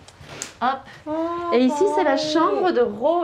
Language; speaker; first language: French; native; French